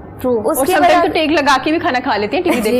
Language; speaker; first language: Urdu; native; Urdu